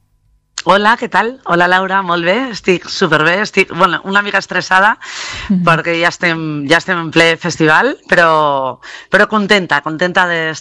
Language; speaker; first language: Catalan; non-native, local second language; Spanish